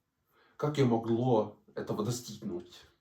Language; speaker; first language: Russian; non-native, fluent; Danish